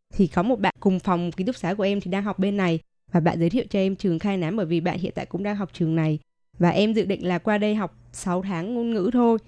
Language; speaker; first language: Vietnamese; native; Vietnamese